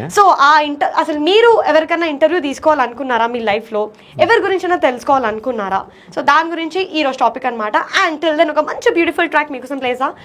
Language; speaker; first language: Telugu; non-native, local second language; Marathi